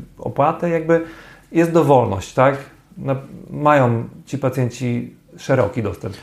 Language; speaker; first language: Polish; native; Polish